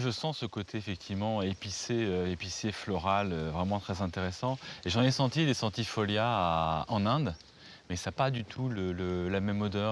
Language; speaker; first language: French; native; French